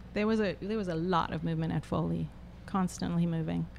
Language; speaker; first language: English; native; English